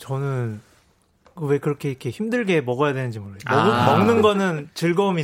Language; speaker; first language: Korean; native; Korean